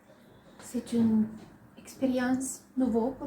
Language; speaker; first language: French; non-native, learner; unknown